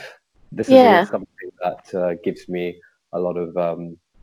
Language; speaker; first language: English; native; English